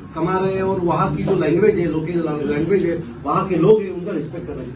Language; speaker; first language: Hindi; non-native, local second language; Marathi